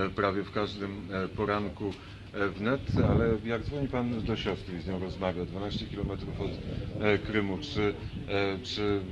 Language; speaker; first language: Polish; native; Polish